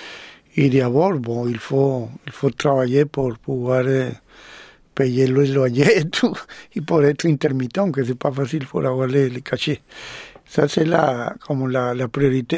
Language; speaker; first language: French; non-native, fluent; Spanish